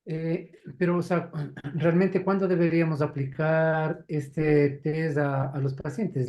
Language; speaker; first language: Spanish; native; Spanish